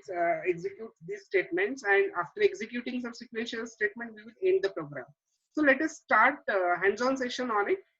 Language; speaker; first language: English; non-native, local second language; Marathi